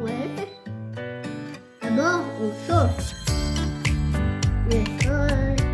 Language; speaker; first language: French; early bilingual, other home language; Hmong